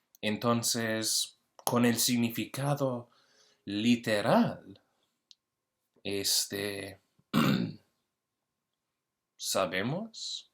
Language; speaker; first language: Spanish; early bilingual, heritage; Spanish